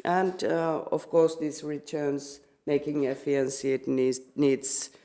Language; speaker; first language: English; non-native, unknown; Finnish